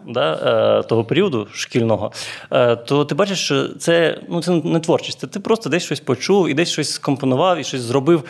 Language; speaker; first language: Ukrainian; native; Ukrainian